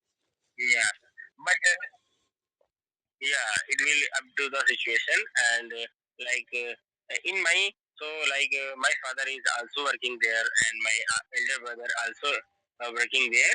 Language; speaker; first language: English; non-native, learner; Hindi